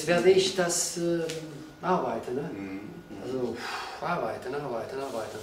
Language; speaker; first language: German; non-native, learner; Portuguese